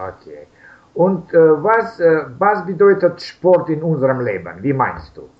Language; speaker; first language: German; non-native, learner; Russian